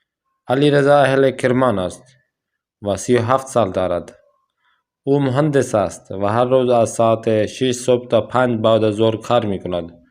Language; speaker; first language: Persian; non-native, fluent; Urdu